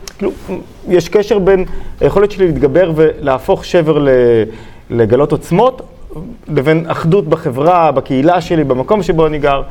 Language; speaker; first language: Hebrew; native; Hebrew